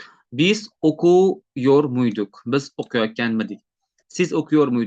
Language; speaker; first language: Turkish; non-native, fluent; Uzbek